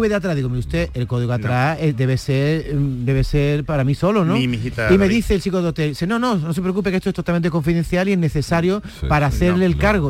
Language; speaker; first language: Spanish; native; Spanish